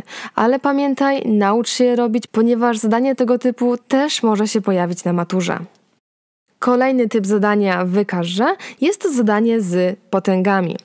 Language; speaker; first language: Polish; native; Polish